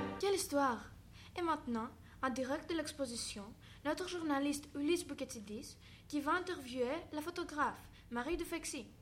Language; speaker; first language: French; non-native, learner; Greek